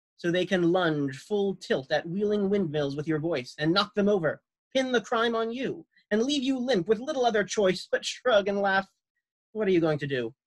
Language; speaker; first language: English; native; English